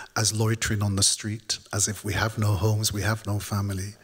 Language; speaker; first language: English; native; English